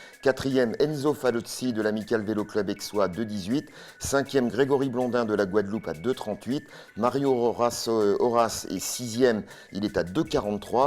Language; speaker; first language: French; native; French